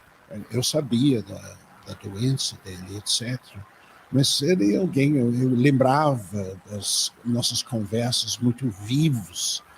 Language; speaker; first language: Portuguese; non-native, fluent; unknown